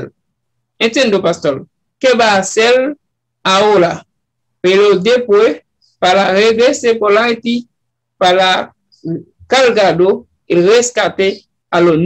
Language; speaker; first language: Spanish; non-native, learner; Haitian Creole